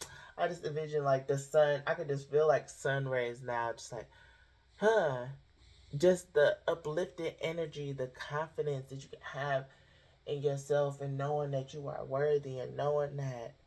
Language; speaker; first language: English; native; English